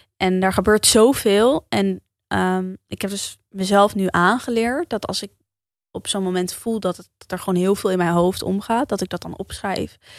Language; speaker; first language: Dutch; early bilingual, heritage; Dutch